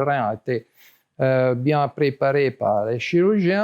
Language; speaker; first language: French; non-native, learner; Italian